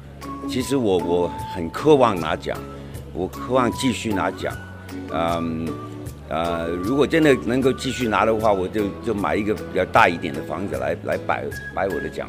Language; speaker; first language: Chinese; non-native, local second language; Cantonese